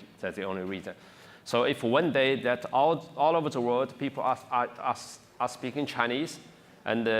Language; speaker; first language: English; non-native, fluent; Chinese